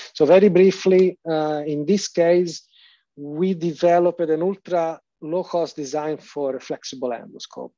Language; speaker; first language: English; non-native, fluent; Italian